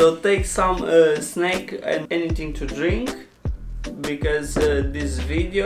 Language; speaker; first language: English; non-native, learner; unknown